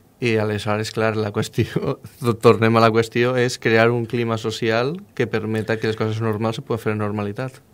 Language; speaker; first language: Catalan; native; Catalan